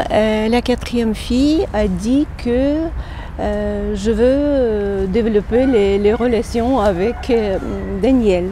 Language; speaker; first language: French; non-native, fluent; Ukrainian